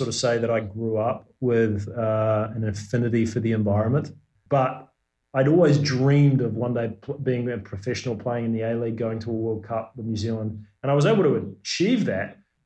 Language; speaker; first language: English; native; English